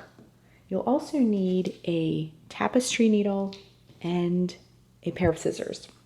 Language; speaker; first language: English; native; English